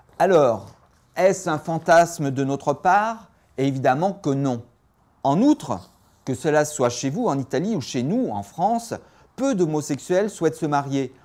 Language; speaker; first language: French; native; French